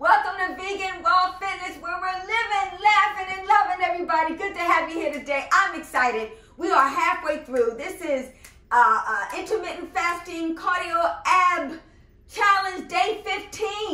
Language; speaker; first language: English; native; English